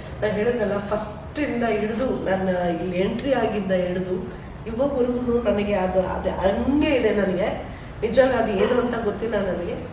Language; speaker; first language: Kannada; non-native, fluent; Nepali